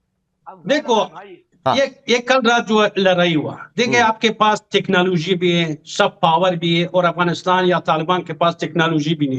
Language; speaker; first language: Hindi; non-native, fluent; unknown